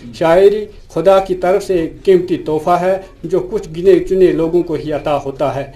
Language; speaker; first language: Urdu; non-native, local second language; Kashmiri